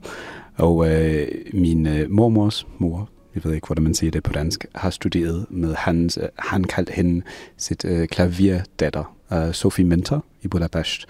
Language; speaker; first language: Danish; non-native, fluent; English